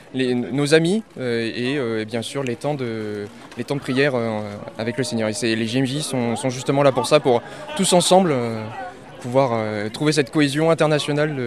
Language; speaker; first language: French; native; French